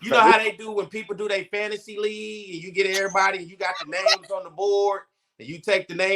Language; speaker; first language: English; native; English